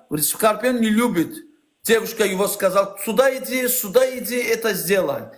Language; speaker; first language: Russian; non-native, learner; Azerbaijani